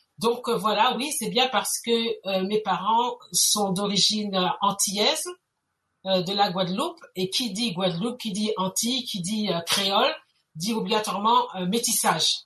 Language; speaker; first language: French; native; French